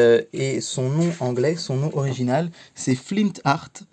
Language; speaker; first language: French; native; French